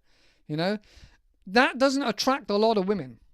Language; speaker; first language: English; native; English